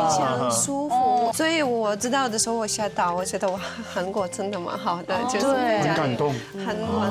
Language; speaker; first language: Chinese; non-native, fluent; Russian